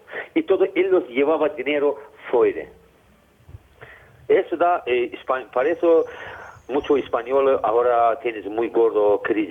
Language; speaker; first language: Spanish; non-native, learner; Azerbaijani